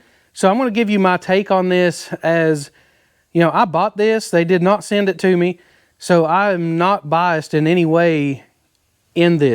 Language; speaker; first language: English; native; English